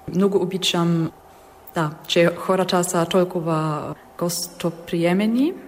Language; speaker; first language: Bulgarian; non-native, learner; German